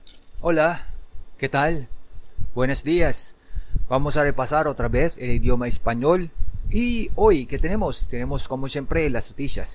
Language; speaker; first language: Spanish; non-native, learner; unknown